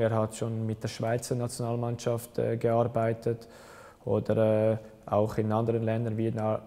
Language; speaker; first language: German; early bilingual, other home language; Albanian